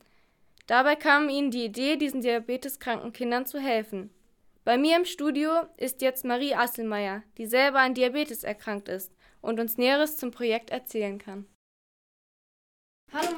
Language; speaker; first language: German; native; German